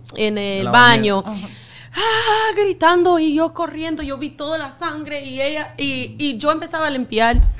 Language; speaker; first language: Spanish; non-native, fluent; English